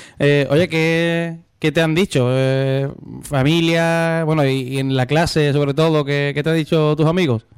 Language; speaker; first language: Spanish; native; Spanish